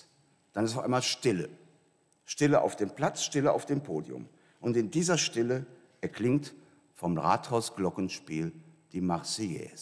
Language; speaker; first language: German; native; German